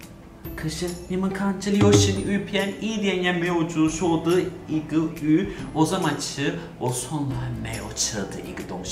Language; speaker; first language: Chinese; non-native, fluent; Turkish